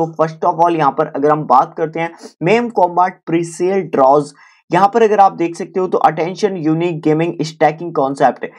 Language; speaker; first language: Hindi; native; Hindi